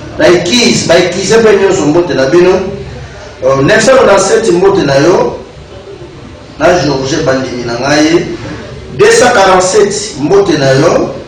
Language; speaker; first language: Lingala; non-native, local second language; Kongo